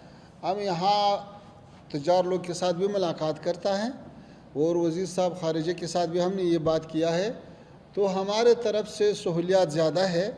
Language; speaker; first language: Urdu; non-native, fluent; Pashto